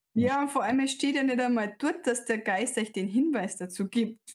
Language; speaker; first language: German; native; German